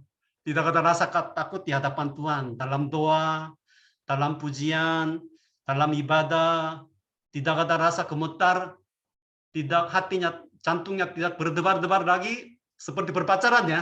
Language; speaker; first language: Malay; non-native, fluent; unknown